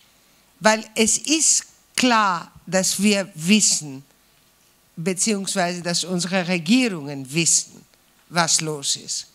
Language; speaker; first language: German; non-native, fluent; Greek